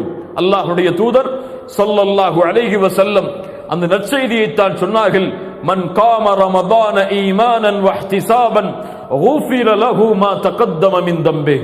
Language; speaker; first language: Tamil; native; Tamil